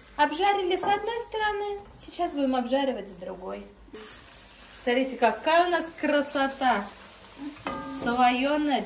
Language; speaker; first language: Russian; native; Russian